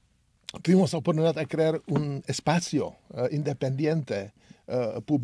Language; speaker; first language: Spanish; non-native, learner; Czech